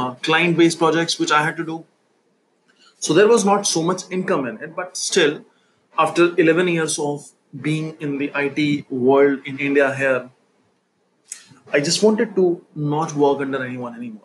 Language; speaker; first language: English; non-native, local second language; Hindi